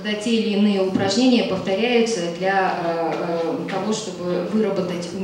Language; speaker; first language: Russian; native; Russian